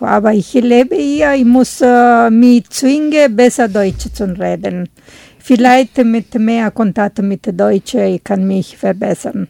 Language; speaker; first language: German; non-native, learner; Italian